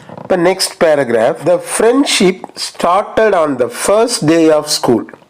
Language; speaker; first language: English; non-native, local second language; Tamil